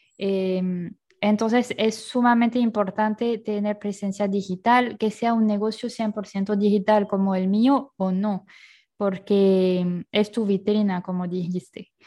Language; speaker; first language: Spanish; non-native, fluent; French